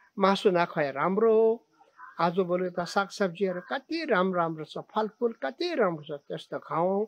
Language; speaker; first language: Nepali; non-native, local second language; Tibetan